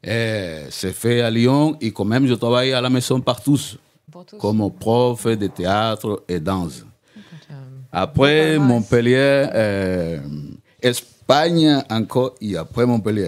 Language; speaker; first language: French; non-native, learner; Spanish